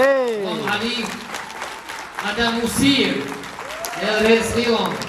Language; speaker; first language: Russian; non-native, local second language; Chechen